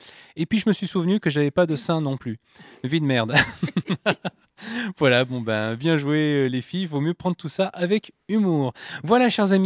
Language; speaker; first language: French; native; French